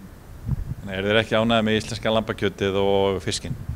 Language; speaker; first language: Icelandic; native; Icelandic